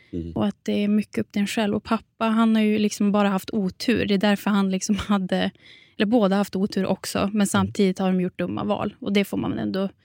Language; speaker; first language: Swedish; native; Swedish